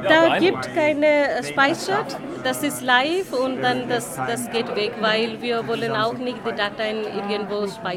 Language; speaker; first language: German; non-native, learner; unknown